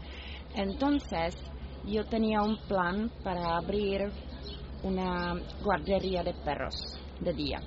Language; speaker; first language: Spanish; non-native, fluent; Czech